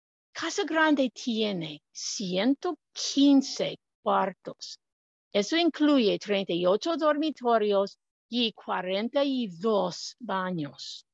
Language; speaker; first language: Spanish; non-native, fluent; English